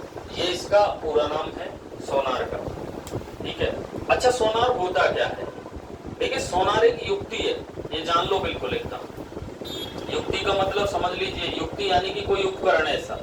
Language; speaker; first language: Hindi; native; Hindi